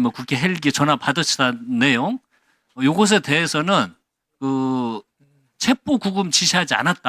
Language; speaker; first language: Korean; native; Korean